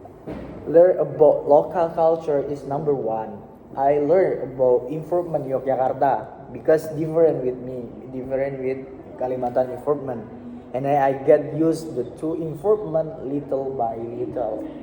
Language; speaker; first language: English; non-native, learner; Indonesian